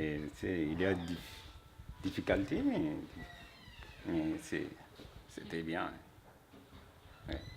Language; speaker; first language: French; non-native, learner; Arabic